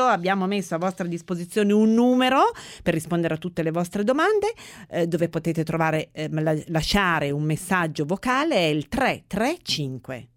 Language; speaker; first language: Italian; native; Italian